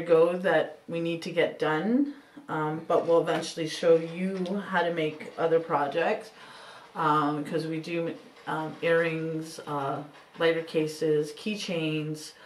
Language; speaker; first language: English; native; English